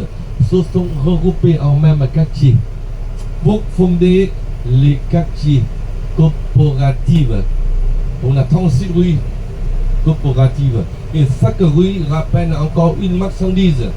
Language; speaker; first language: French; non-native, fluent; Vietnamese